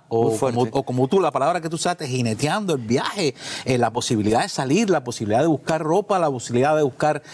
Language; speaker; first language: Spanish; native; Spanish